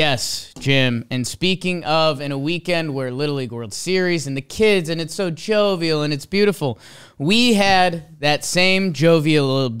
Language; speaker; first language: English; native; English